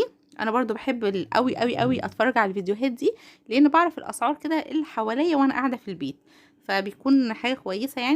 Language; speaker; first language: Arabic; native; Arabic